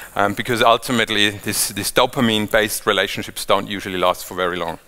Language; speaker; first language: English; non-native, fluent; German